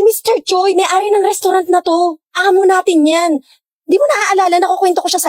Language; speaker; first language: Filipino; native; Filipino